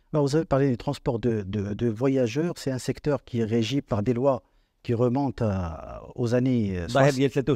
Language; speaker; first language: French; non-native, local second language; Arabic